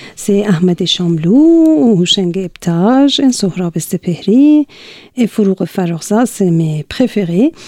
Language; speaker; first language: French; non-native, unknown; Persian